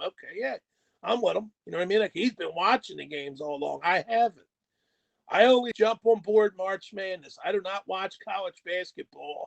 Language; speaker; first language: English; native; English